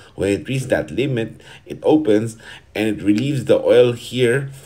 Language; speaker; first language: English; non-native, fluent; Portuguese